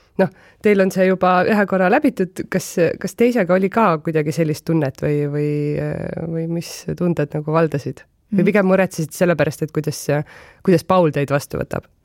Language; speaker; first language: Estonian; native; Estonian